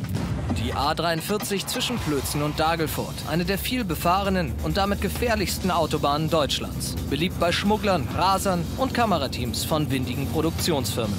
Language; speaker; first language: German; native; German